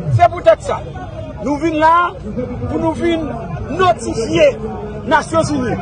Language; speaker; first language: Haitian Creole; native; Haitian Creole